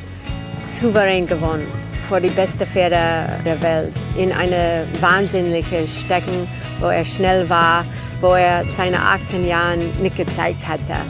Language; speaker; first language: German; non-native, fluent; English